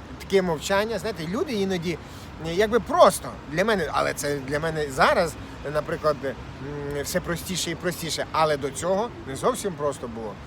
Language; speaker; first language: Ukrainian; native; Ukrainian